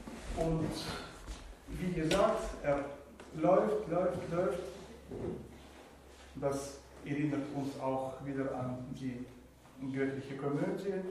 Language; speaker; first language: German; non-native, fluent; Russian